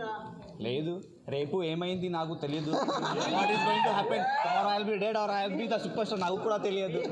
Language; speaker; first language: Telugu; non-native, learner; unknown